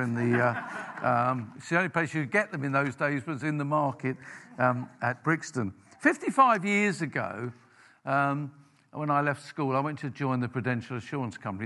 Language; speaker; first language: English; native; English